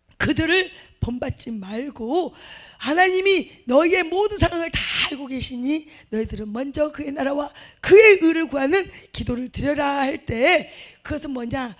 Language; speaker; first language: Korean; native; Korean